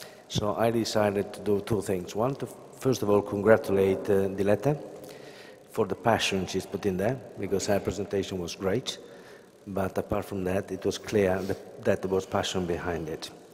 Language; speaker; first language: English; non-native, fluent; Italian